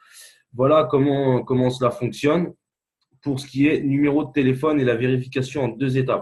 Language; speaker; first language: French; native; French